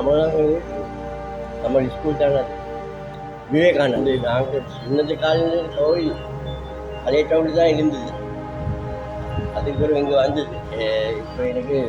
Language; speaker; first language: Tamil; non-native, local second language; Sinhala